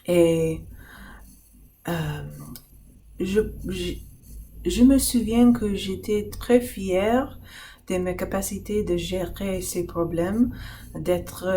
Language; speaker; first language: French; non-native, fluent; English